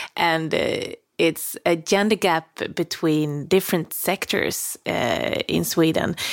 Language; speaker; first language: English; non-native, fluent; Swedish